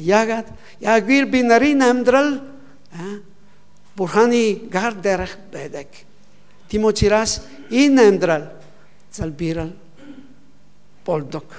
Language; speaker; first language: Mongolian; non-native, learner; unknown